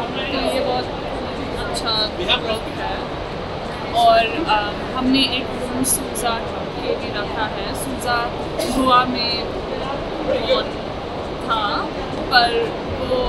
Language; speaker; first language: Hindi; non-native, learner; English